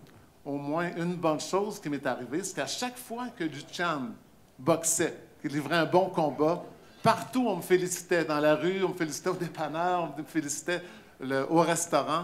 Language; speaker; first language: French; native; French